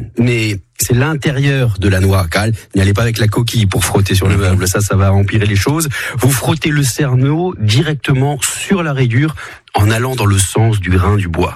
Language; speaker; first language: French; native; French